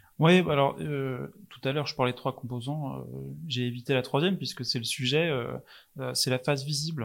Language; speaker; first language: French; non-native, fluent; English